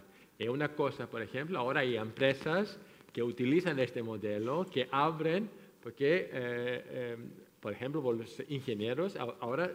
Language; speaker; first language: Spanish; non-native, fluent; French